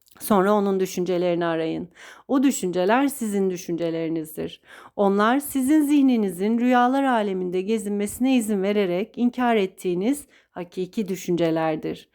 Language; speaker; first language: Turkish; native; Turkish